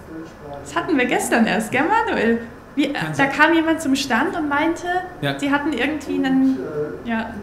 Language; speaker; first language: German; native; German